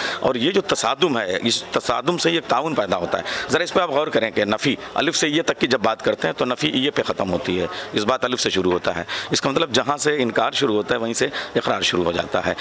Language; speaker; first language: Urdu; native; Urdu